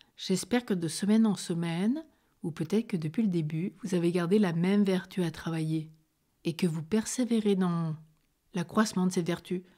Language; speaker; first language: French; native; French